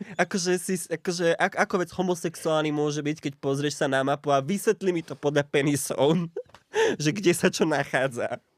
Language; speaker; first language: Slovak; non-native, local second language; Hungarian